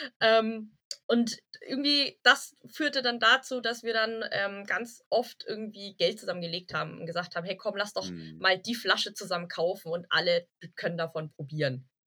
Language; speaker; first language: German; early bilingual, other home language; Vietnamese